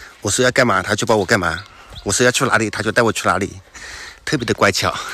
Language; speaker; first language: Chinese; native; Chinese